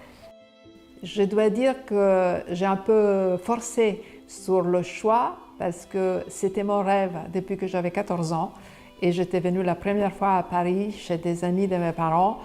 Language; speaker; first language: French; non-native, fluent; Italian